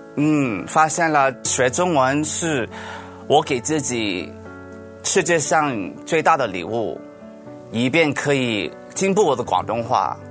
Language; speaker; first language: Chinese; early bilingual, heritage; Chinese